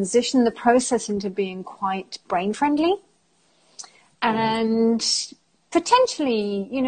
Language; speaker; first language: English; native; English